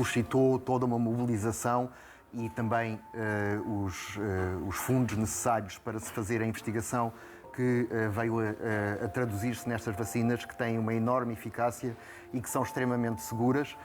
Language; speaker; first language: Portuguese; native; Portuguese